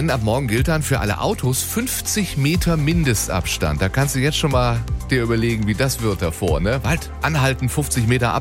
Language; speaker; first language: German; native; German